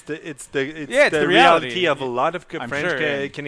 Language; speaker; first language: English; non-native, fluent; French